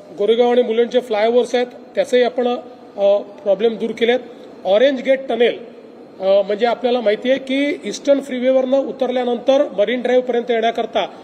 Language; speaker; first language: Marathi; native; Marathi